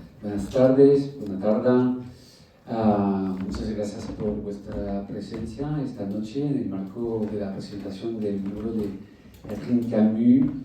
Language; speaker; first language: Spanish; non-native, fluent; French